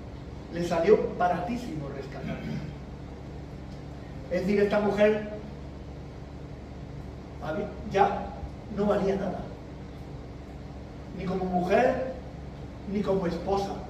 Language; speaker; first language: Spanish; native; Spanish